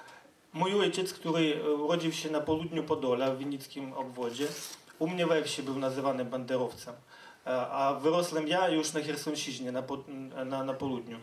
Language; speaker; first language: Polish; non-native, fluent; Ukrainian